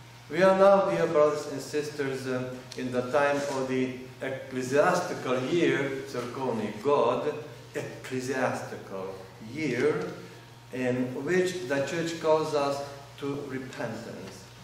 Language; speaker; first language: English; non-native, fluent; Russian